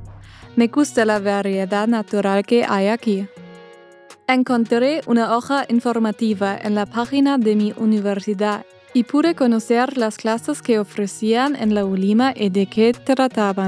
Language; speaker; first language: Spanish; non-native, fluent; German